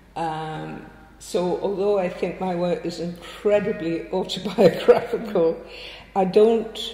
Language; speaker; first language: English; native; English